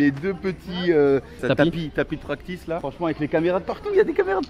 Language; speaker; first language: French; native; French